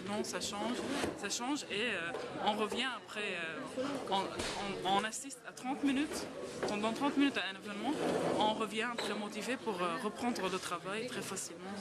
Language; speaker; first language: French; non-native, local second language; Arabic